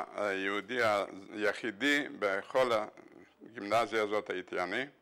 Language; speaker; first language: Hebrew; non-native, fluent; Bulgarian